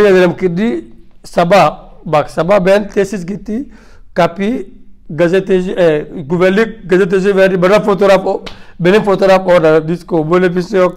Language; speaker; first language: Turkish; non-native, learner; French